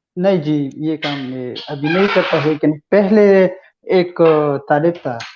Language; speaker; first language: Hindi; non-native, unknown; Pashto